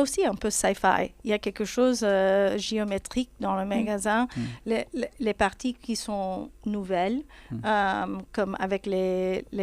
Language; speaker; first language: French; non-native, fluent; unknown